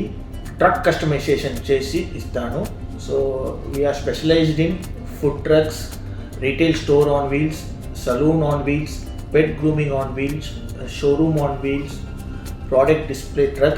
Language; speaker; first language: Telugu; non-native, learner; Tamil